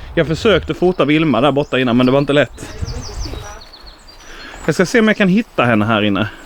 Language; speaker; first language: Swedish; native; Swedish